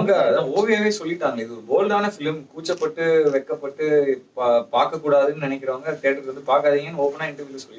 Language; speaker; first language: Tamil; native; Tamil